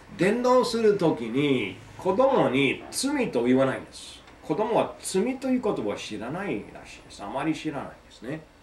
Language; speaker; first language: Japanese; non-native, fluent; English